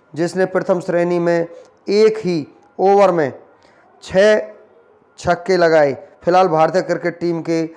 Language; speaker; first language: Hindi; native; Hindi